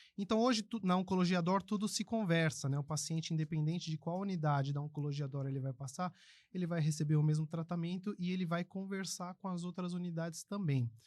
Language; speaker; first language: Portuguese; early bilingual, other home language; Spanish